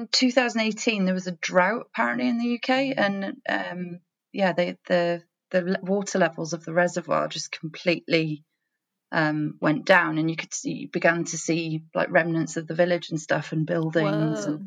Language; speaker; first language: English; native; English